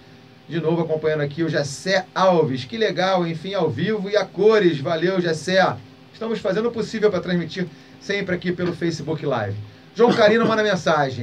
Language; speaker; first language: Portuguese; native; Portuguese